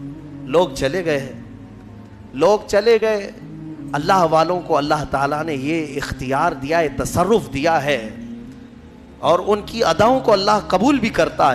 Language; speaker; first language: Urdu; native; Urdu